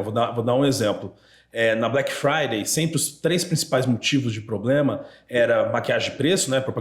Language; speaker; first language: Portuguese; native; Portuguese